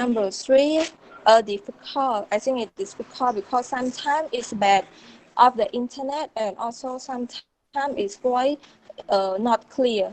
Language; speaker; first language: English; non-native, learner; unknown